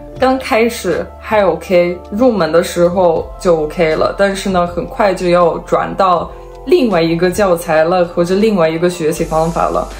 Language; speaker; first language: Chinese; non-native, fluent; Serbian